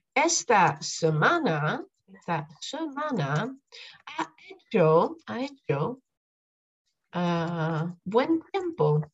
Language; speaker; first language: Spanish; non-native, fluent; Dutch